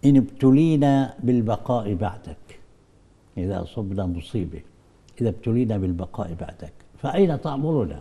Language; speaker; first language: Arabic; native; Arabic